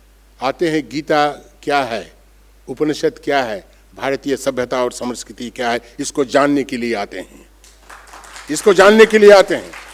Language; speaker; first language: Hindi; non-native, local second language; Bangla